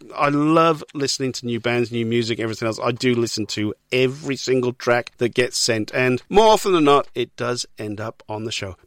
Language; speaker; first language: English; native; English